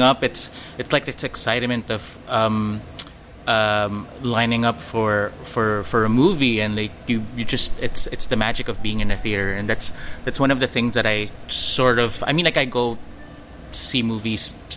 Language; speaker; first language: English; non-native, local second language; Filipino